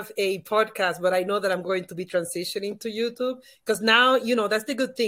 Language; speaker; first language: English; non-native, fluent; Spanish